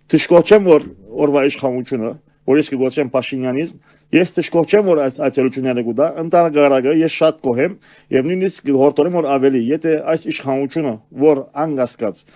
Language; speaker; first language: Armenian; early bilingual, heritage; Armenian